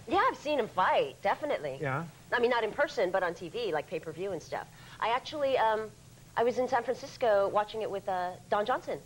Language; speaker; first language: English; native; English